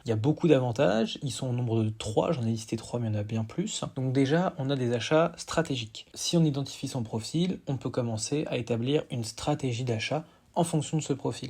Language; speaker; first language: French; native; French